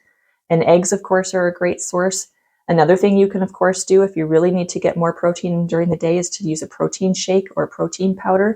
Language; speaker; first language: English; native; English